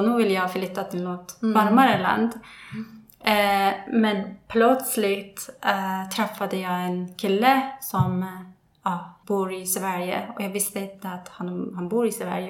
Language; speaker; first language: Swedish; non-native, fluent; Persian